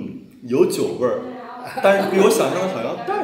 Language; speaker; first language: Chinese; native; Chinese